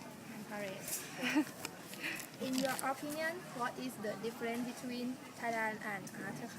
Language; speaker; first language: English; non-native, learner; Thai